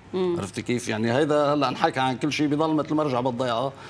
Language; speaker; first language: Arabic; native; Arabic